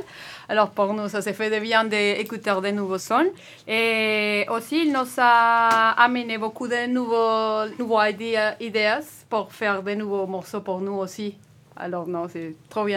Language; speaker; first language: French; non-native, learner; Spanish